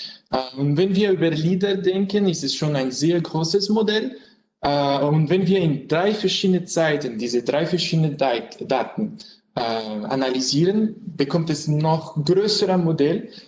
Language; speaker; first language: German; non-native, learner; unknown